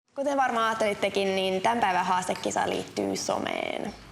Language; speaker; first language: Finnish; native; Finnish